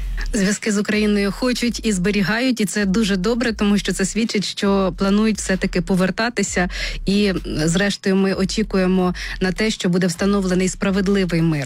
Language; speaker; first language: Ukrainian; native; Ukrainian